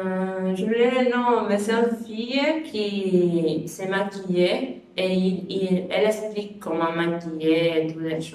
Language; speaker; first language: French; non-native, learner; Spanish